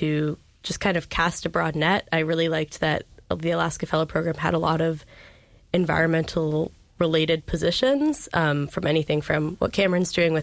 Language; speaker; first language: English; native; English